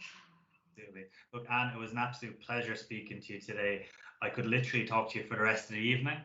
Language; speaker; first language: English; native; English